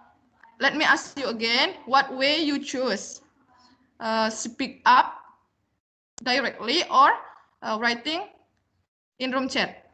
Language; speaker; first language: English; non-native, learner; Indonesian